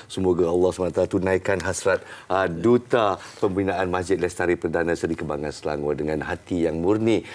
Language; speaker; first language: Malay; native; Malay